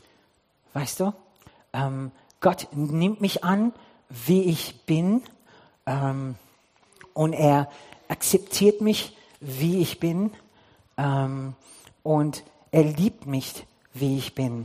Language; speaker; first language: German; non-native, fluent; English